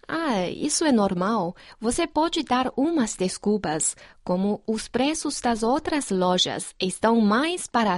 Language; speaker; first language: Portuguese; non-native, fluent; Chinese